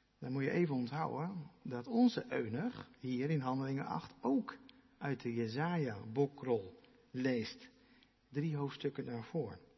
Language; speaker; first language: Dutch; non-native, local second language; Western Frisian